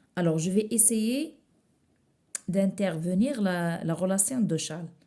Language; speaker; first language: French; non-native, local second language; Arabic